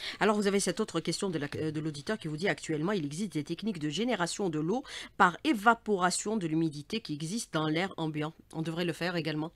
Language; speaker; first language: French; non-native, local second language; Arabic